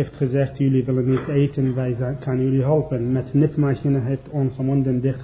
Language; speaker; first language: Dutch; non-native, learner; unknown